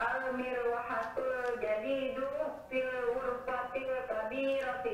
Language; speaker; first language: Arabic; non-native, learner; Indonesian